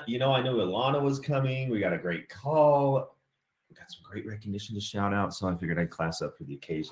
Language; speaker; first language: English; native; English